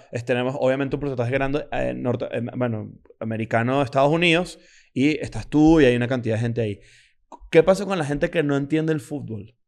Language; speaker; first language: Spanish; native; Spanish